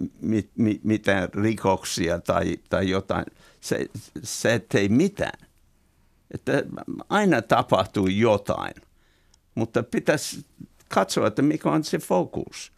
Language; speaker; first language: Finnish; non-native, fluent; English